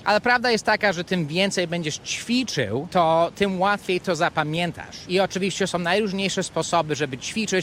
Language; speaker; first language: Polish; early bilingual, heritage; Polish